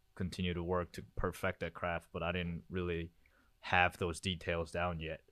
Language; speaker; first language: English; early bilingual, other home language; Korean